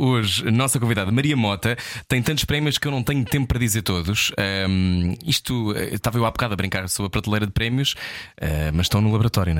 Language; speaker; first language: Portuguese; native; Portuguese